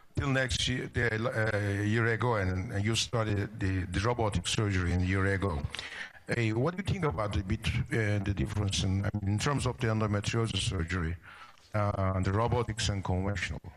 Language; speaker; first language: English; non-native, fluent; Turkish